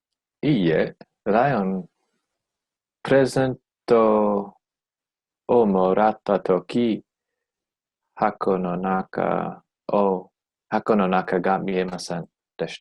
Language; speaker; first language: Japanese; non-native, learner; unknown